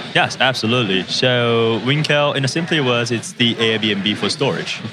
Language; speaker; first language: English; non-native, fluent; Japanese